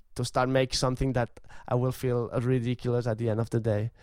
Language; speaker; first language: English; non-native, fluent; Catalan